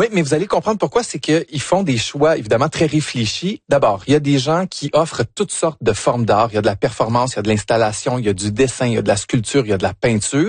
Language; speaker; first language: French; native; French